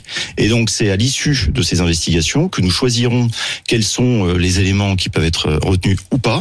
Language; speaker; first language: French; native; French